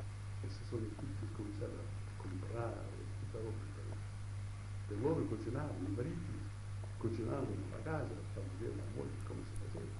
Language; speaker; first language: Italian; early bilingual, heritage; Italian